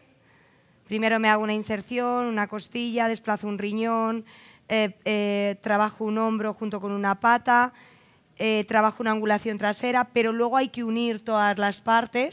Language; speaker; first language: Spanish; native; Spanish